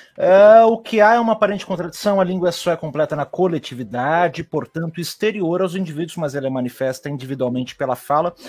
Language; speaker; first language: Portuguese; native; Portuguese